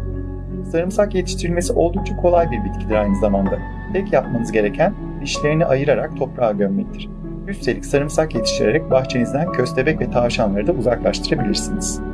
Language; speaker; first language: Turkish; native; Turkish